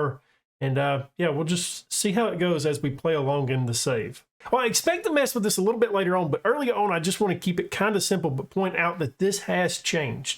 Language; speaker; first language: English; native; English